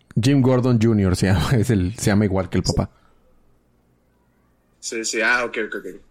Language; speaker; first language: Spanish; native; Spanish